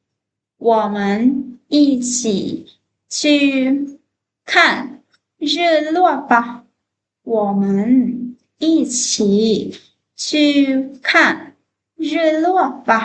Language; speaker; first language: Chinese; non-native, fluent; Lao